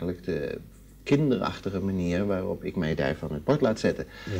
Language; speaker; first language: Dutch; native; Dutch